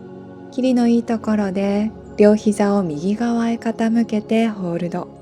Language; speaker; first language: Japanese; native; Japanese